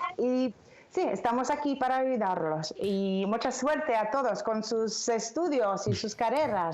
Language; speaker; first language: Spanish; non-native, fluent; English